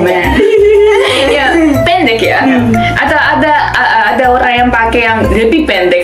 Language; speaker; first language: Indonesian; non-native, learner; Japanese